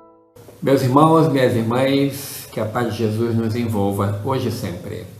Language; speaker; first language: Portuguese; native; Portuguese